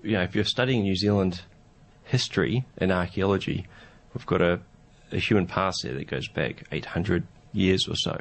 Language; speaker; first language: English; native; English